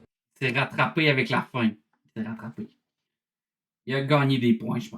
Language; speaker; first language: French; native; French